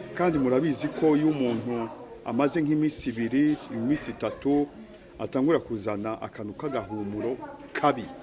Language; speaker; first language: Kinyarwanda; early bilingual, heritage; Kinyarwanda